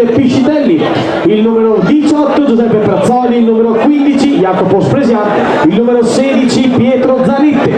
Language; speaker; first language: Italian; native; Italian